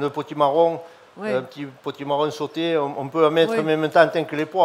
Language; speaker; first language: French; native; French